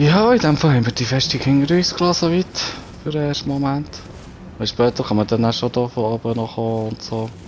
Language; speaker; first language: German; native; German